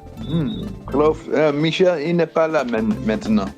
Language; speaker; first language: French; non-native, fluent; Dutch